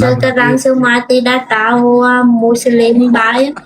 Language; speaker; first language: Indonesian; non-native, learner; Vietnamese